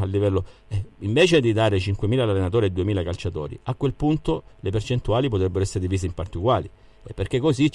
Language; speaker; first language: Italian; native; Italian